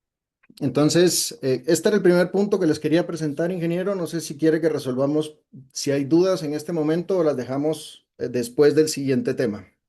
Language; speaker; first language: Spanish; native; Spanish